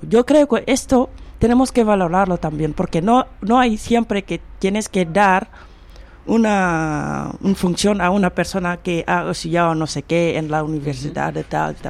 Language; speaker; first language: Spanish; non-native, fluent; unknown